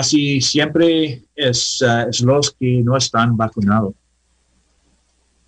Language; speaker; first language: Spanish; non-native, learner; English